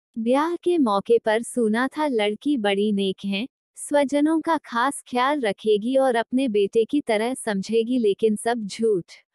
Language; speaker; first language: Hindi; non-native, local second language; Marathi